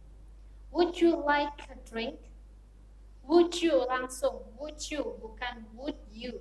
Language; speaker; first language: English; non-native, fluent; Indonesian